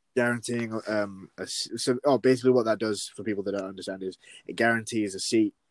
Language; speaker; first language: English; native; English